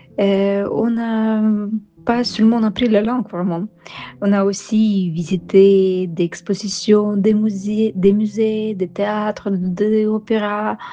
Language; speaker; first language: French; non-native, fluent; Ukrainian